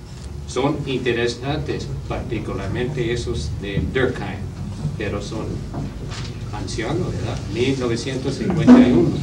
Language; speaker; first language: Spanish; non-native, learner; English